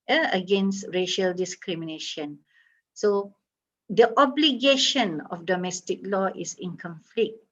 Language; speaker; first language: English; non-native, local second language; Malay